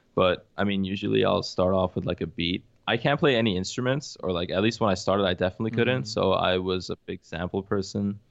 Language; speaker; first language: English; early bilingual, other home language; Arabic